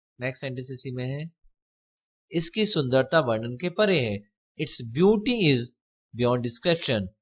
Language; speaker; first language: Hindi; native; Hindi